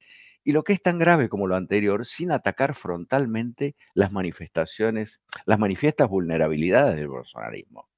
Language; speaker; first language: Spanish; native; Spanish